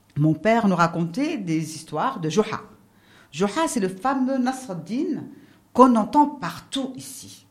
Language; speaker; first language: French; non-native, local second language; Arabic